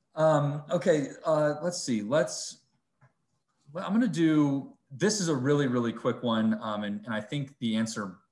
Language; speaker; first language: English; native; English